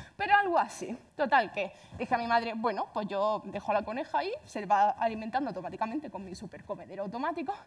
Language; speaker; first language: Spanish; native; Spanish